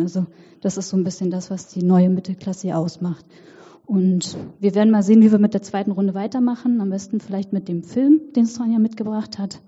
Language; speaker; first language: German; native; German